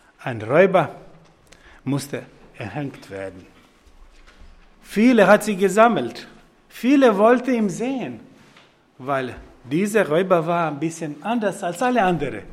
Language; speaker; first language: German; non-native, fluent; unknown